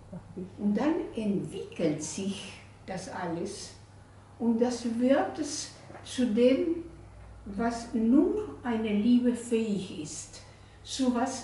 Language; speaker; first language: German; non-native, fluent; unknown